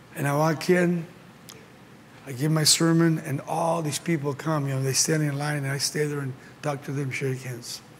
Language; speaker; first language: English; early bilingual, other home language; Spanish